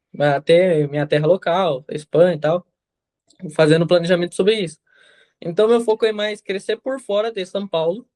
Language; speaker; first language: Portuguese; non-native, fluent; Spanish